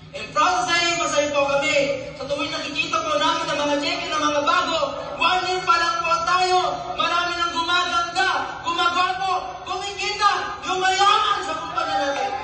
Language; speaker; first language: Filipino; non-native, local second language; Iloko